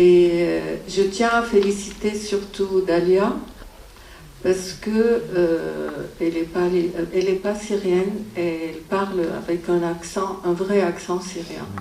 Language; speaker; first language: French; non-native, fluent; Arabic